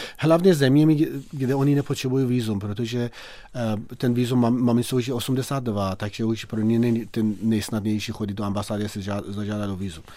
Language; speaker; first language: Czech; non-native, fluent; Persian